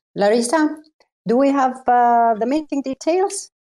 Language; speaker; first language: English; non-native, fluent; Greek